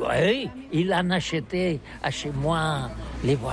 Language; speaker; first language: French; non-native, learner; Catalan